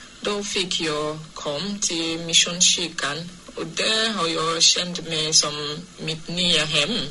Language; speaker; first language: Swedish; non-native, fluent; English